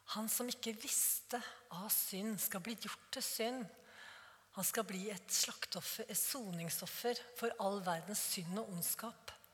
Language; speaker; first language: Norwegian; native; Norwegian